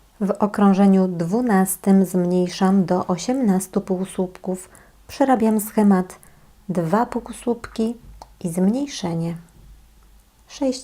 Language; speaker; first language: Polish; native; Polish